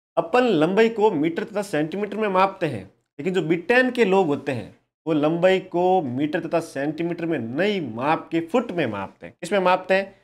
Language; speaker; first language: Hindi; native; Hindi